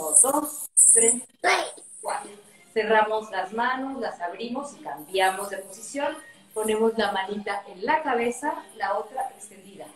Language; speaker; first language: Spanish; native; Spanish